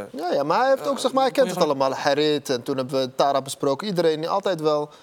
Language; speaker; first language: Dutch; early bilingual, other home language; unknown